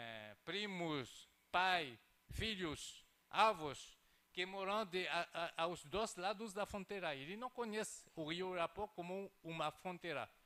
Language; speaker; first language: Portuguese; non-native, fluent; French